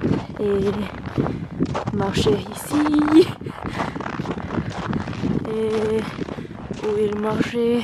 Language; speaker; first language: French; non-native, learner; Norwegian